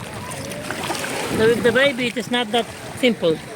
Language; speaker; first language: English; non-native, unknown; Polish